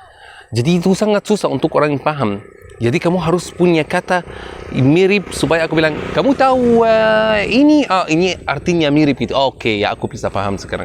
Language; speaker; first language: Indonesian; non-native, fluent; Arabic